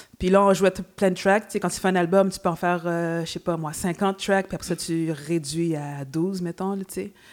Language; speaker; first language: French; native; French